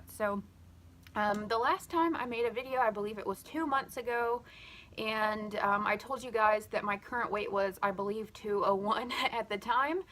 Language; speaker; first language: English; native; English